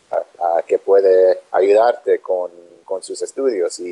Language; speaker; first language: Spanish; non-native, learner; English